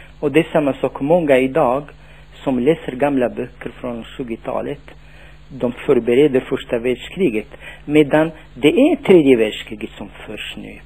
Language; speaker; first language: Swedish; non-native, fluent; Tachelhit